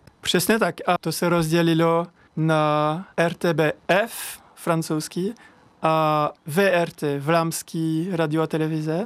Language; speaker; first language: Czech; non-native, learner; French